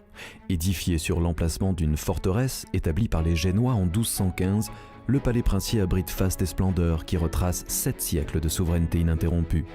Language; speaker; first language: French; native; French